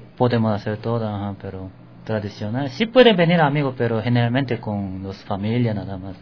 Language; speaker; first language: Spanish; non-native, learner; Korean